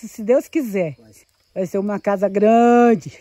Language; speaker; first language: Portuguese; native; Portuguese